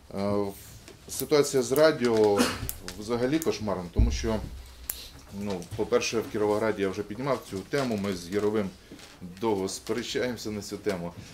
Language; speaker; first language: Ukrainian; non-native, local second language; Russian